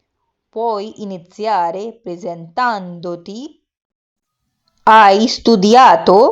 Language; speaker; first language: Italian; non-native, fluent; Urdu